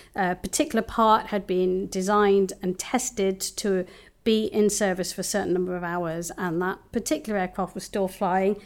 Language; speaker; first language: English; native; English